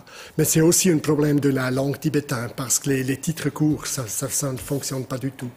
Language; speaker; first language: French; non-native, fluent; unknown